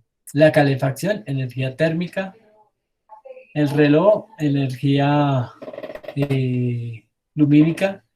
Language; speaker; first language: Spanish; native; Spanish